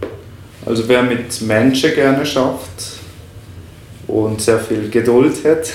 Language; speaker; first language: German; non-native, fluent; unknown